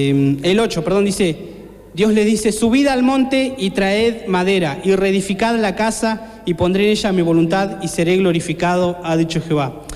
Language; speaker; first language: Spanish; native; Spanish